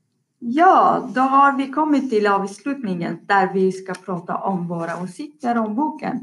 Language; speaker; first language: Swedish; non-native, learner; Persian